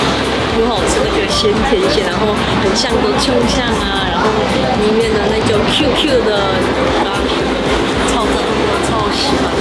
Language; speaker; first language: Chinese; non-native, fluent; Korean